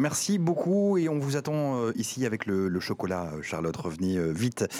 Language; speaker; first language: French; native; French